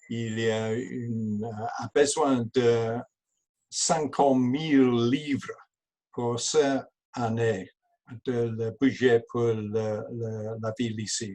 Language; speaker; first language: French; non-native, learner; English